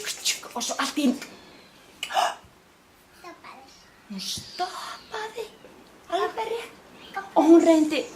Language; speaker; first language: Icelandic; non-native, fluent; Danish